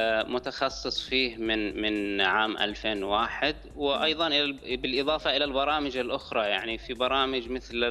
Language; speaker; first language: Arabic; native; Arabic